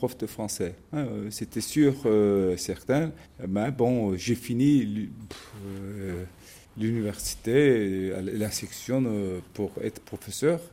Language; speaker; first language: French; non-native, fluent; Turkish